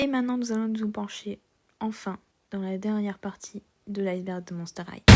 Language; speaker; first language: French; native; French